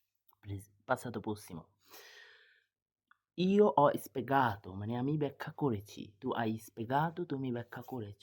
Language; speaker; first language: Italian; non-native, fluent; Bangla